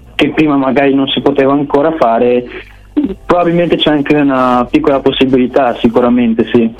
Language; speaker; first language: Italian; early bilingual, other home language; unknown